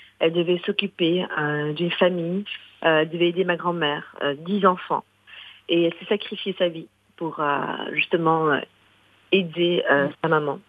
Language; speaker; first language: French; early bilingual, other home language; Arabic